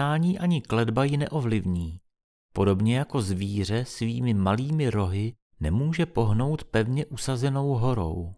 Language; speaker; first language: Czech; native; Czech